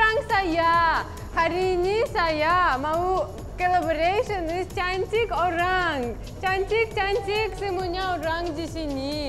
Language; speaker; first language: Indonesian; non-native, learner; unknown